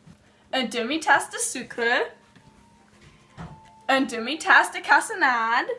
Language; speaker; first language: French; non-native, learner; English